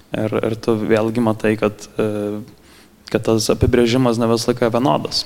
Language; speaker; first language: Lithuanian; early bilingual, heritage; Lithuanian